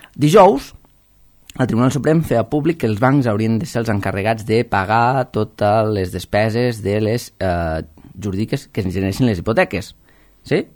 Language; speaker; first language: Catalan; native; Catalan